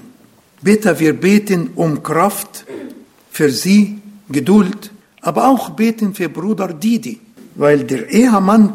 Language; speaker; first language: German; non-native, fluent; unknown